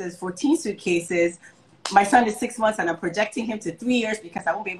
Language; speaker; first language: English; non-native, local second language; Igbo